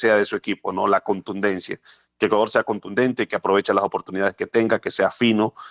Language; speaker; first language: Spanish; native; Spanish